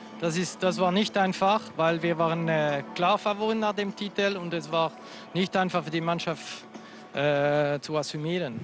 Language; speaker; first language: German; non-native, local second language; French